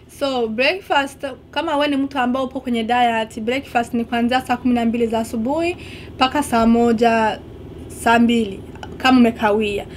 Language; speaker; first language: Swahili; non-native, local second language; Rundi